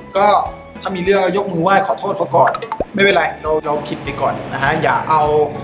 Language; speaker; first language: Thai; early bilingual, other home language; French